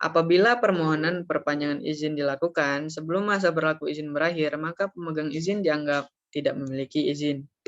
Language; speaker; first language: Indonesian; native; Indonesian